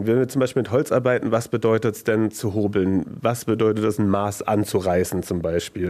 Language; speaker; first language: German; native; German